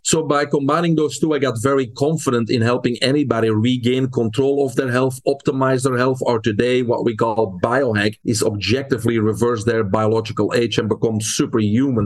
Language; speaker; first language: English; non-native, fluent; Dutch